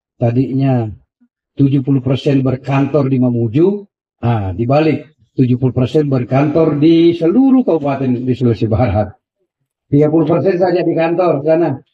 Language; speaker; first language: Indonesian; non-native, local second language; Buginese